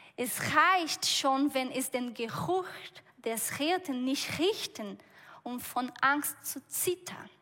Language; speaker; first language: German; non-native, fluent; Portuguese